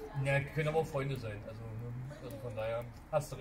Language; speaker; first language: German; native; German